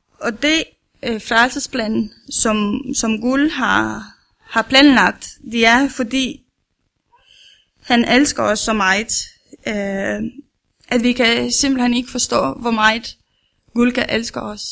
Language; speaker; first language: Danish; non-native, learner; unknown